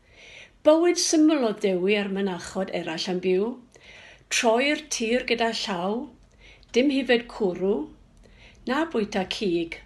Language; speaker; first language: Welsh; non-native, local second language; English